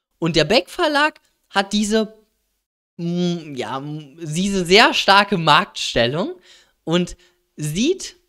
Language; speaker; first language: German; native; German